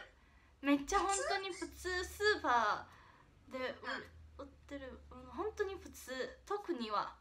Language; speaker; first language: Japanese; non-native, fluent; Chinese